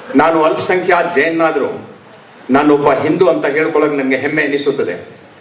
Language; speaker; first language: Kannada; non-native, local second language; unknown